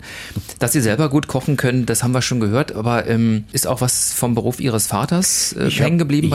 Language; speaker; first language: German; native; German